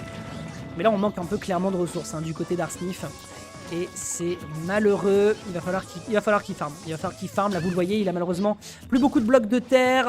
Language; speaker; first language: French; native; French